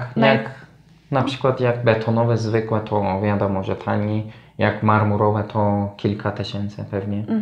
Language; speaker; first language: Polish; non-native, learner; Turkish